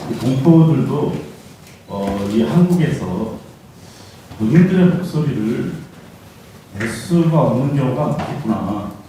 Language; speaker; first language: Korean; native; Korean